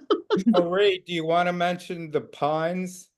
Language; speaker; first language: English; native; English